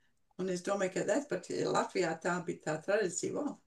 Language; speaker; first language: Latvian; early bilingual, heritage; Latvian